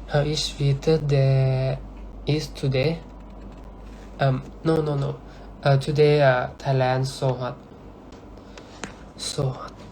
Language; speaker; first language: English; non-native, learner; Thai